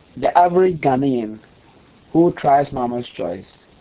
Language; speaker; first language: English; non-native, local second language; Akan